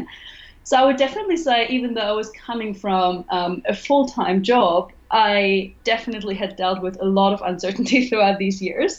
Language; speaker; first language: English; non-native, fluent; German